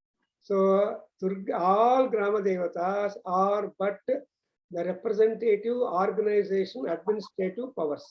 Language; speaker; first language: English; non-native, local second language; Telugu